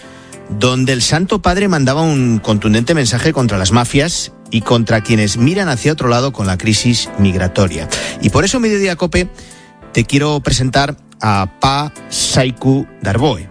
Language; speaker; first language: Spanish; native; Spanish